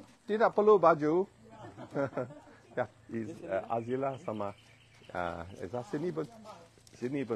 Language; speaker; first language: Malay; non-native, local second language; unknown